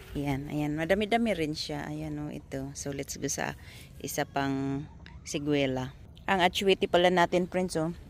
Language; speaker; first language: Filipino; non-native, local second language; Masbatenyo